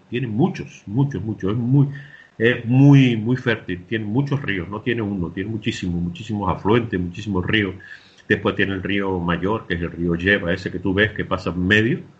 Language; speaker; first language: Spanish; native; Spanish